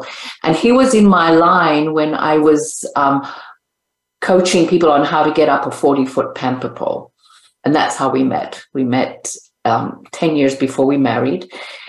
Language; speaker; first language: English; native; English